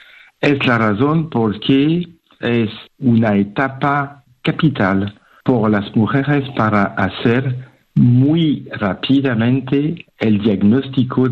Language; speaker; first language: Spanish; non-native, fluent; French